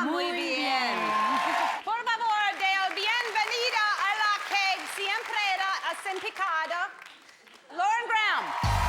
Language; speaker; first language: Spanish; non-native, learner; English